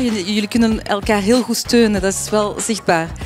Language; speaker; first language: Dutch; non-native, fluent; French